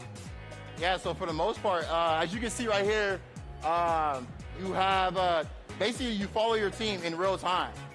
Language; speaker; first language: English; native; English